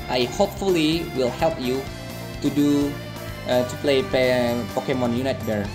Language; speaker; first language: English; non-native, learner; Indonesian